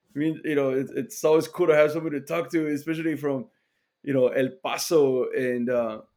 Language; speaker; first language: English; native; English